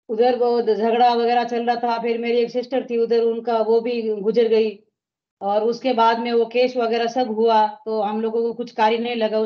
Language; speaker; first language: Hindi; native; Hindi